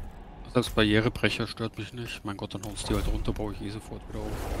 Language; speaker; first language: German; native; German